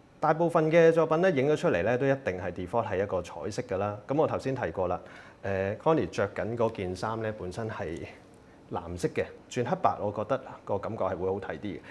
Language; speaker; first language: Cantonese; native; Cantonese